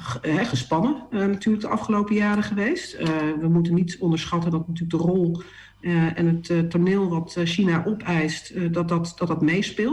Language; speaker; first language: Dutch; native; Dutch